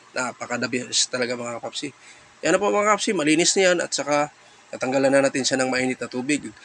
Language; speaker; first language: Filipino; non-native, local second language; Cebuano